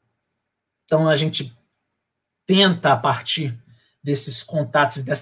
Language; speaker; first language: Portuguese; native; Portuguese